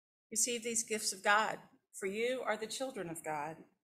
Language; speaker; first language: English; native; English